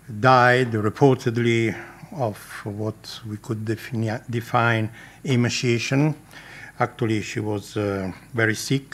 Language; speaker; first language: English; non-native, fluent; Italian